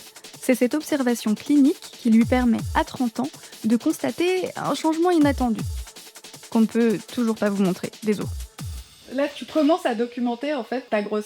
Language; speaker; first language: French; native; French